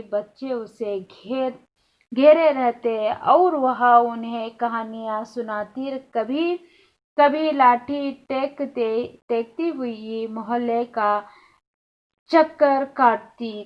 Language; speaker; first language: Hindi; non-native, local second language; Kannada